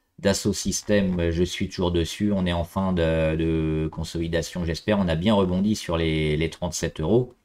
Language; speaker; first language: French; native; French